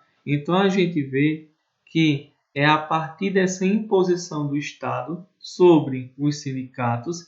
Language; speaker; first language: Portuguese; native; Portuguese